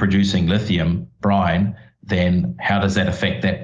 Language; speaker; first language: English; native; English